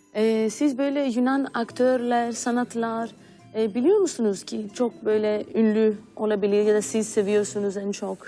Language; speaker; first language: Turkish; non-native, fluent; Greek